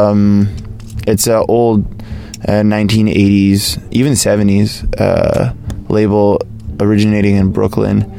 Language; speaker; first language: English; native; English